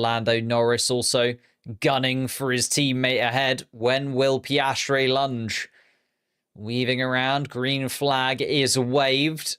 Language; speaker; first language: English; native; English